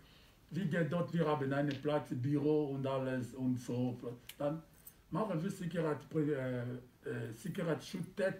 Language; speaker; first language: German; non-native, learner; Lingala